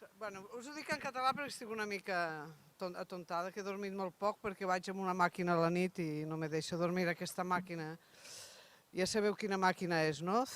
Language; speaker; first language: Catalan; native; Catalan